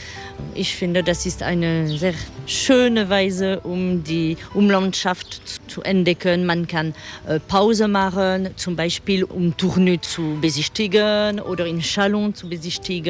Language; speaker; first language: German; non-native, learner; French